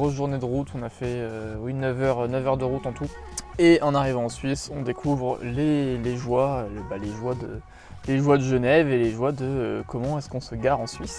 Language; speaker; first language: French; native; French